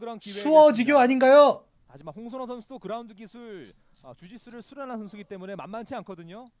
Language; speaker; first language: Korean; native; Korean